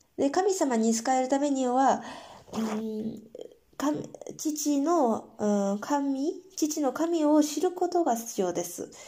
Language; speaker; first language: Japanese; non-native, fluent; Korean